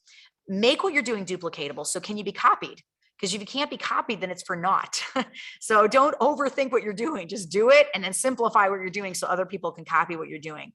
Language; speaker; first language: English; native; English